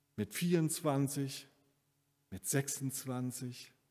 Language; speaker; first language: German; native; German